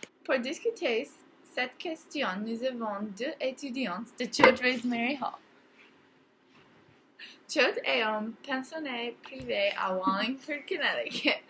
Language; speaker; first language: French; non-native, learner; English